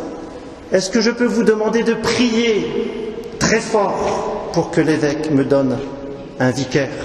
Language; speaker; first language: French; native; French